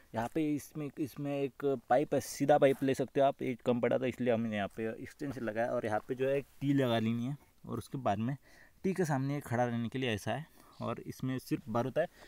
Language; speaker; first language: Hindi; non-native, local second language; Marathi